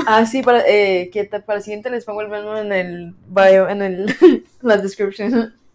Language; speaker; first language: Spanish; early bilingual, heritage; Spanish